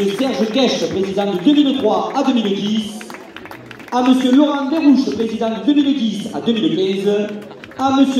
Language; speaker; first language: French; native; French